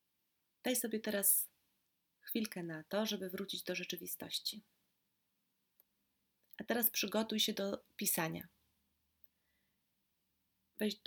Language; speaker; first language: Polish; native; Polish